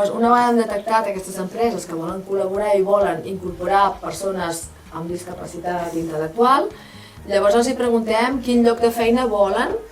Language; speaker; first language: Catalan; native; Catalan